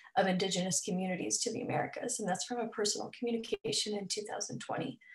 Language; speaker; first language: English; native; English